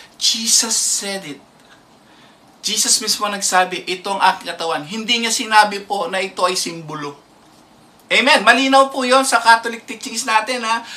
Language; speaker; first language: Filipino; native; Filipino